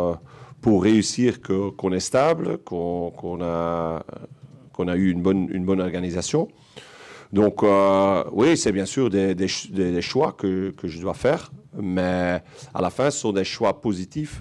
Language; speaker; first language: French; non-native, local second language; Dutch